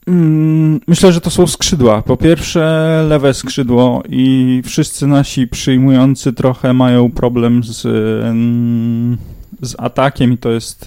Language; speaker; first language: Polish; native; Polish